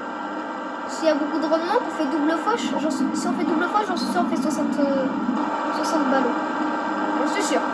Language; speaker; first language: French; native; French